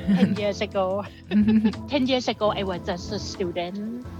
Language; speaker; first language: English; non-native, fluent; Thai